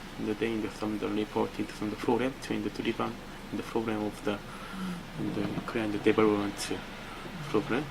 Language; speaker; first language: English; non-native, learner; Korean